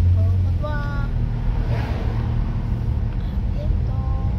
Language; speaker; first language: French; non-native, learner; Vietnamese